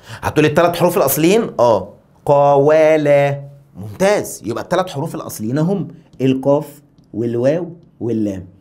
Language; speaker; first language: Arabic; native; Arabic